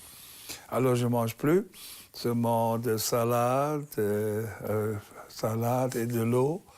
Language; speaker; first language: French; non-native, learner; German